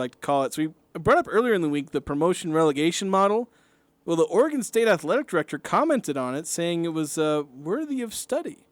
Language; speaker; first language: English; native; English